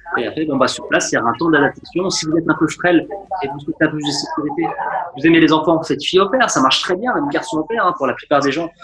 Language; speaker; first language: French; native; French